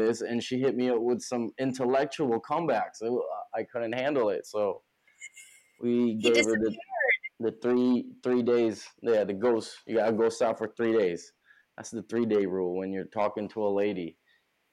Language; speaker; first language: English; native; English